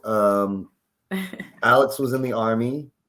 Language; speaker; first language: English; native; English